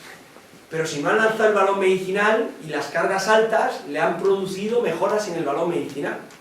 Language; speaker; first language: Spanish; native; Spanish